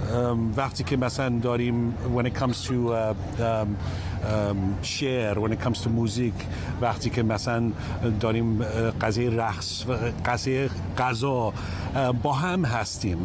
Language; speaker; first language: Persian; early bilingual, heritage; English